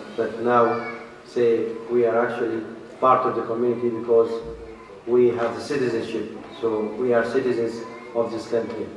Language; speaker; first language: English; non-native, fluent; Arabic